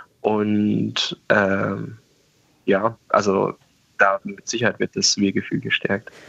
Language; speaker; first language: German; non-native, fluent; Persian